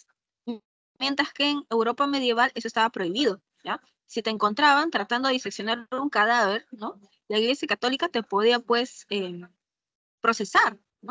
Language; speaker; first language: Spanish; native; Spanish